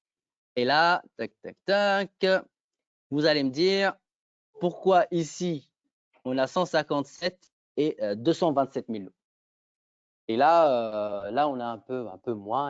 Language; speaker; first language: French; native; French